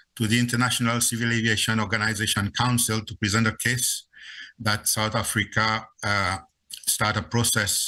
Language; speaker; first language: English; non-native, fluent; Seselwa Creole French